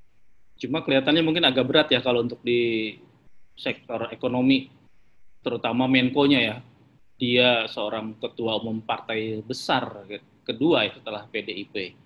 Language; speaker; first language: Indonesian; native; Indonesian